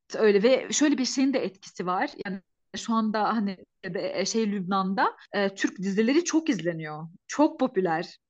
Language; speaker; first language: Turkish; non-native, fluent; Arabic